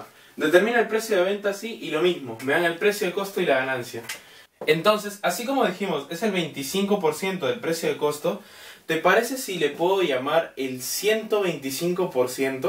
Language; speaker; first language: Spanish; native; Spanish